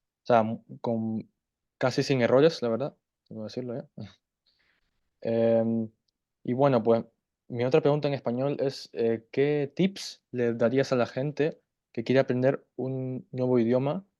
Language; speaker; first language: Spanish; non-native, fluent; German